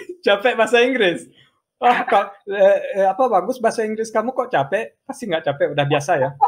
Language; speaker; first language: Indonesian; early bilingual, heritage; German